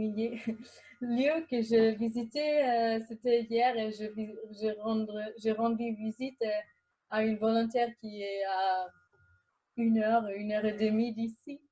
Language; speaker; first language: French; non-native, fluent; German